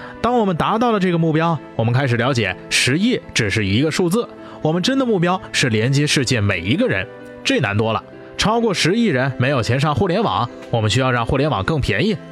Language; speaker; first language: Chinese; non-native, learner; English